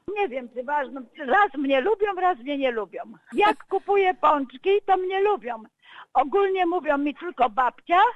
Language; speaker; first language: Polish; native; Polish